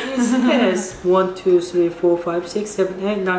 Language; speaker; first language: English; non-native, fluent; Korean